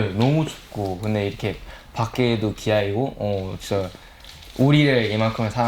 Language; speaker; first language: Korean; early bilingual, heritage; English